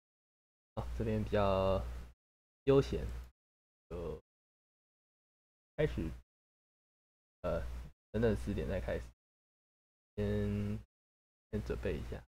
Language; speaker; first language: Chinese; native; Chinese